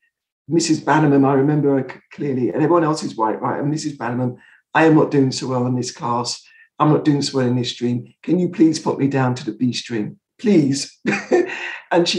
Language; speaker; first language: English; native; English